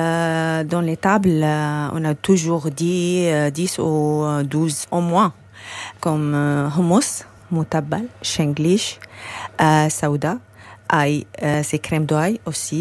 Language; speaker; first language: French; non-native, learner; Arabic